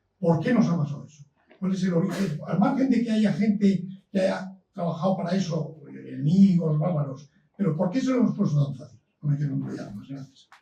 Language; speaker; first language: Spanish; native; Spanish